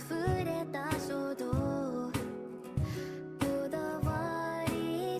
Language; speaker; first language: Japanese; non-native, learner; English